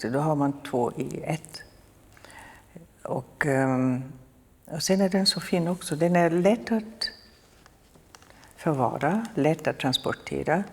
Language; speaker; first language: Swedish; non-native, fluent; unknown